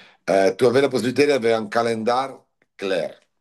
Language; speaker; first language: French; non-native, learner; Italian